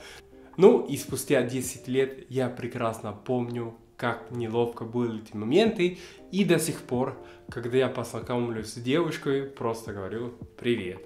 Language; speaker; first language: Russian; non-native, fluent; Spanish